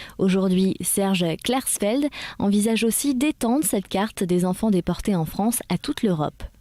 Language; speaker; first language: French; native; French